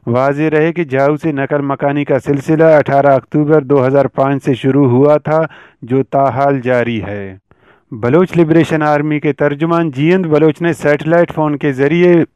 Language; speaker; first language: Urdu; non-native, local second language; Baluchi